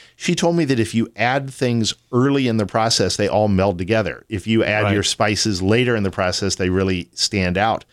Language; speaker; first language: English; native; English